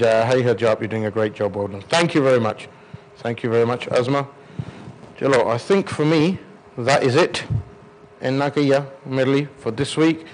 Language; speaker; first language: English; early bilingual, other home language; Punjabi